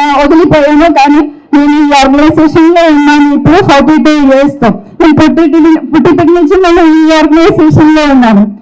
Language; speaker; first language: Telugu; non-native, local second language; Malayalam